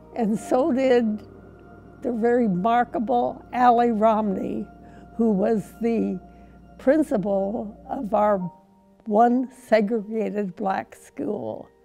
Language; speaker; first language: English; native; English